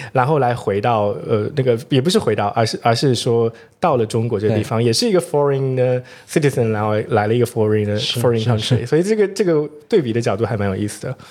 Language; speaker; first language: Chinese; native; Chinese